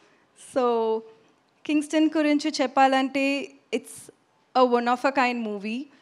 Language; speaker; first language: Telugu; non-native, learner; Tamil